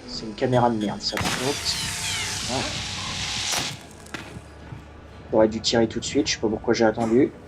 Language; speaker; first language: French; native; French